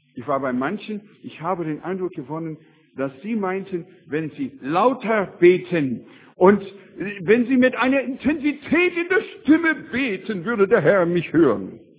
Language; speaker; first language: German; non-native, fluent; English